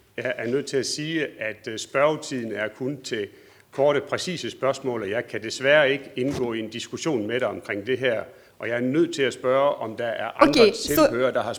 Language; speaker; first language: Danish; native; Danish